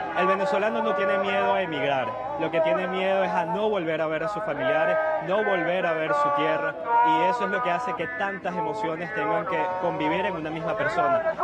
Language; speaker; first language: Spanish; native; Spanish